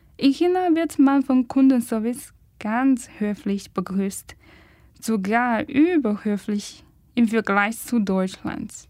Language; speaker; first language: German; non-native, fluent; Chinese